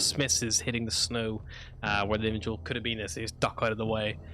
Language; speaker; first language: English; native; English